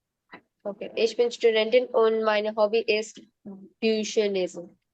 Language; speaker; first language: German; non-native, learner; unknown